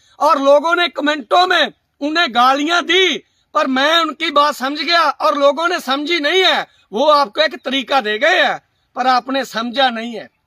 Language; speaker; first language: Hindi; non-native, local second language; Punjabi